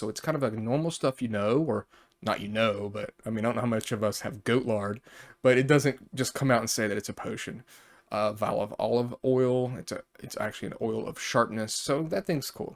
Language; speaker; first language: English; native; English